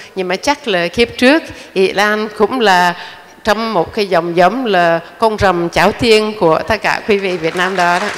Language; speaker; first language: Vietnamese; non-native, fluent; English